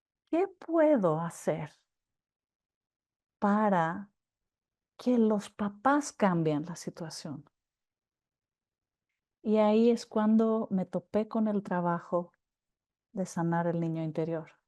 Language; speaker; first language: Spanish; non-native, fluent; Greek